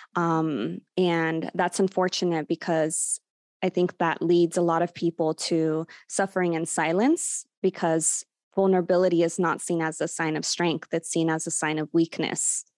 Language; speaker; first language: English; native; English